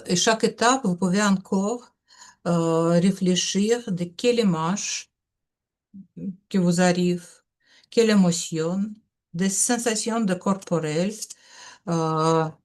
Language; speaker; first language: French; non-native, learner; Russian